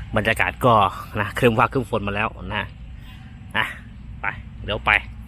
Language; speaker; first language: Thai; native; Thai